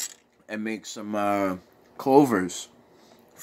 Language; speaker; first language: English; native; English